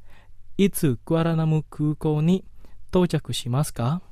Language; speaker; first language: Japanese; non-native, fluent; Indonesian